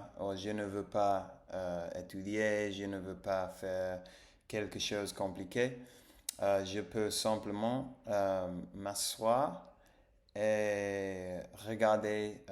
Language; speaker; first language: French; non-native, learner; English